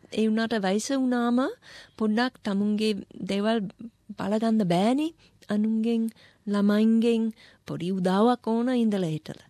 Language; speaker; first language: Sinhala; non-native, fluent; English